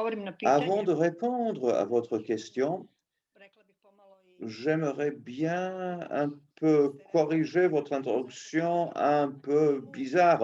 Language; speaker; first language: French; non-native, local second language; Serbian